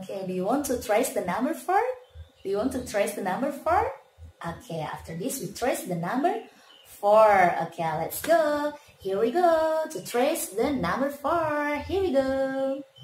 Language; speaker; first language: English; non-native, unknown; Indonesian